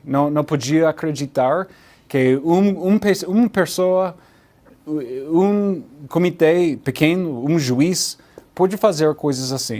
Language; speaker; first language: Portuguese; non-native, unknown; English